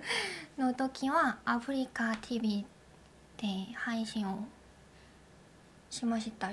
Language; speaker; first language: Japanese; non-native, learner; Korean